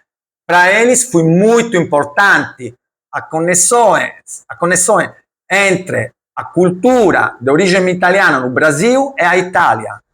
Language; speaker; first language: Portuguese; non-native, learner; Italian